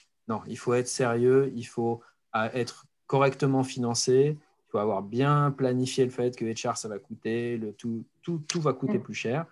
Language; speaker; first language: French; native; French